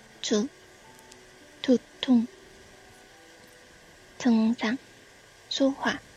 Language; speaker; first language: Korean; non-native, learner; Chinese